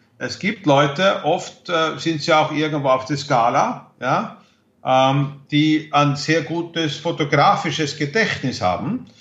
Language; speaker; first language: German; non-native, fluent; Swedish